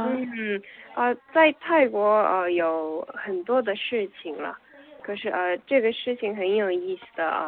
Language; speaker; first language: Chinese; non-native, learner; Korean